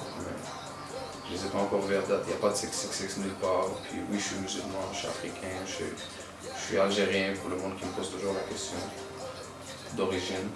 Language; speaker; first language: French; native; French